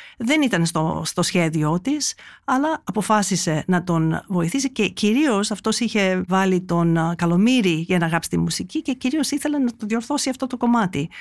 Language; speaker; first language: Greek; early bilingual, heritage; Greek